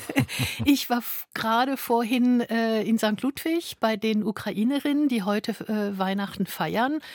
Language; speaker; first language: German; non-native, fluent; French